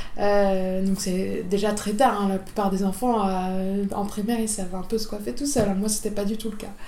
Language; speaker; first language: French; native; French